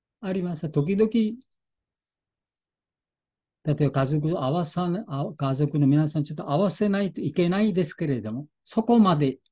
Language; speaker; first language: Japanese; non-native, fluent; Bangla